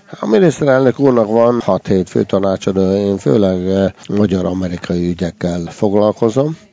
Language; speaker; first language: Hungarian; early bilingual, heritage; Hungarian